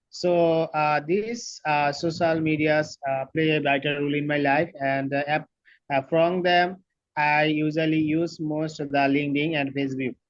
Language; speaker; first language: English; non-native, learner; Bangla